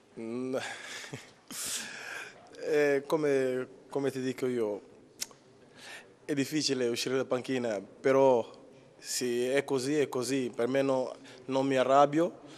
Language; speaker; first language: Italian; non-native, fluent; Portuguese